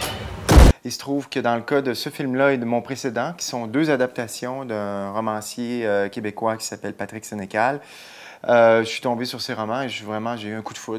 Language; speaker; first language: French; native; French